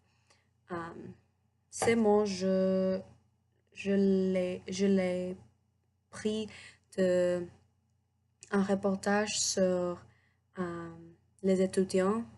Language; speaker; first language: French; non-native, learner; English